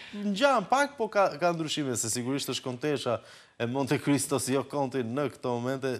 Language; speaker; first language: Albanian; native; Albanian